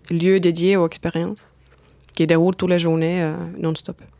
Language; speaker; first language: French; non-native, fluent; Finnish